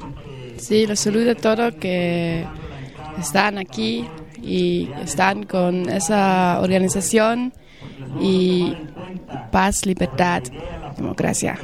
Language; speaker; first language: Spanish; non-native, learner; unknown